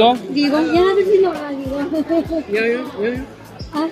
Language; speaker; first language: Chinese; native; Chinese